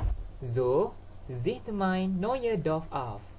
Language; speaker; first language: German; non-native, learner; Malay